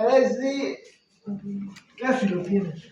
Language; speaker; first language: Spanish; native; Spanish